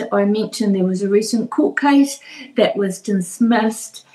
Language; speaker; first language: English; native; English